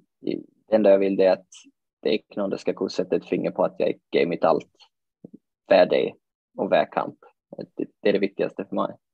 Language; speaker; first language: Swedish; native; Swedish